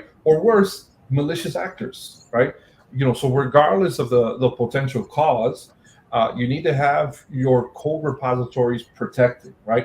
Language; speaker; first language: English; native; English